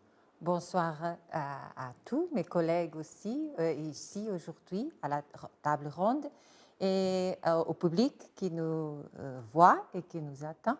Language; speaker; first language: French; non-native, fluent; Portuguese